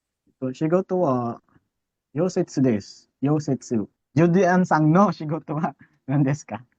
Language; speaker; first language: Japanese; non-native, learner; Filipino